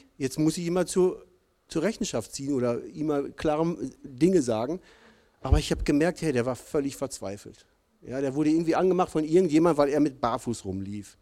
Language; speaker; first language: German; native; German